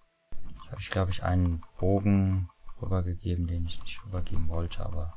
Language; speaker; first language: German; native; German